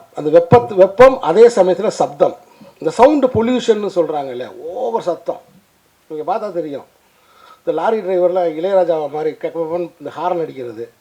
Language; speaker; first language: Tamil; native; Tamil